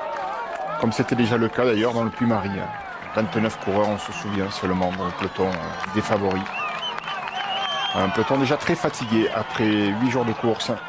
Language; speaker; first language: French; native; French